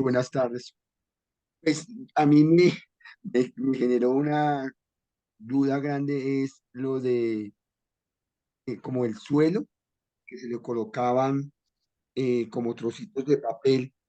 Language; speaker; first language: Spanish; native; Spanish